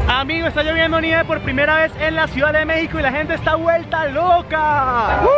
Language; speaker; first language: Spanish; native; Spanish